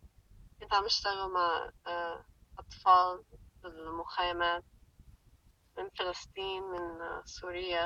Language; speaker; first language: Arabic; early bilingual, heritage; English